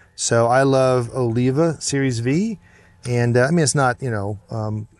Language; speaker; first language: English; native; English